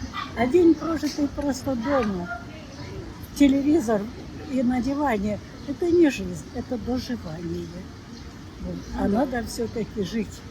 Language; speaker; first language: Russian; native; Russian